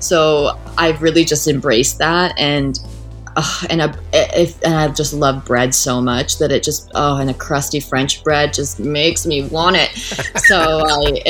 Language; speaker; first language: English; native; English